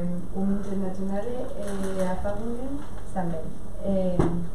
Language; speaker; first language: German; non-native, learner; Spanish